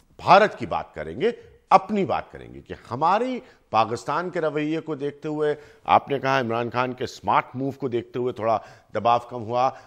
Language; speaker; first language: Hindi; native; Hindi